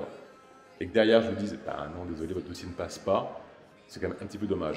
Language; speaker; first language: French; native; French